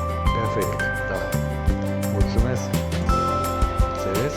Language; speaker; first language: Romanian; non-native, learner; Swiss German